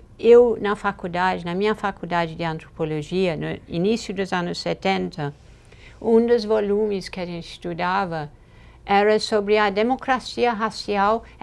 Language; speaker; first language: Portuguese; non-native, fluent; English